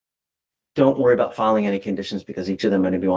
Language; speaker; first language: English; native; English